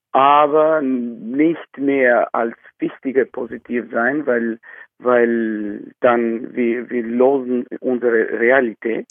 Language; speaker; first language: German; non-native, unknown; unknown